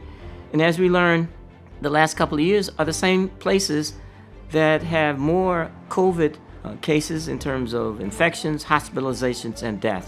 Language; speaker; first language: English; native; English